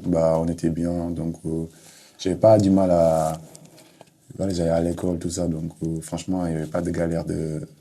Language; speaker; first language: French; non-native, local second language; Wolof